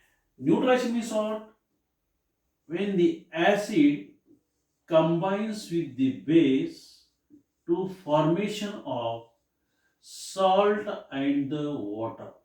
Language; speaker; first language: English; non-native, local second language; Marathi